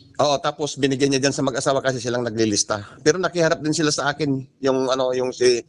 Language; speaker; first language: Filipino; native; Filipino